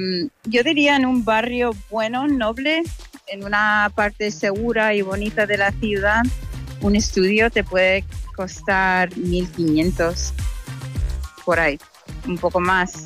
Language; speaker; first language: Spanish; non-native, fluent; English